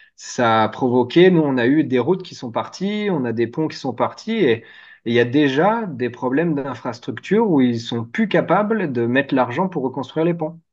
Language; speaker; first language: French; native; French